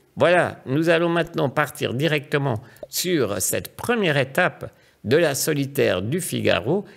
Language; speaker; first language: French; native; French